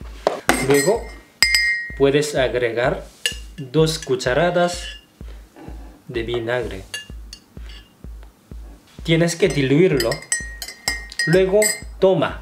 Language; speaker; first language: Spanish; non-native, fluent; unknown